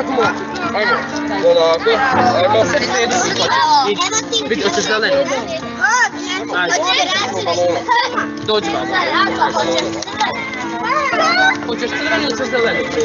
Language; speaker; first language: Bosnian; native; Bosnian